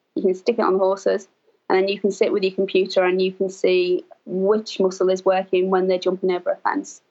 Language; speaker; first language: English; native; English